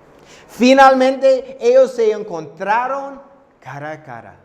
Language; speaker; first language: Spanish; non-native, fluent; English